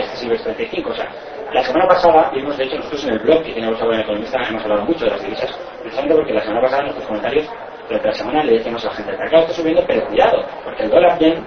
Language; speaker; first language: Spanish; native; Spanish